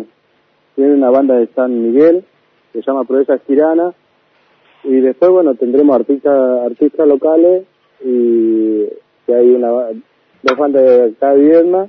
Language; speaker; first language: Spanish; native; Spanish